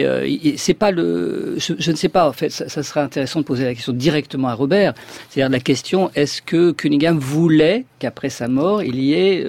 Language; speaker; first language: French; native; French